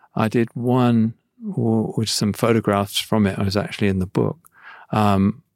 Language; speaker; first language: English; native; English